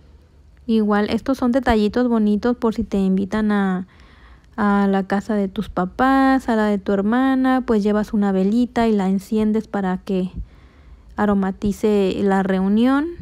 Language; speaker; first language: Spanish; native; Spanish